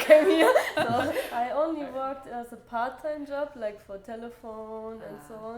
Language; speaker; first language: English; non-native, fluent; German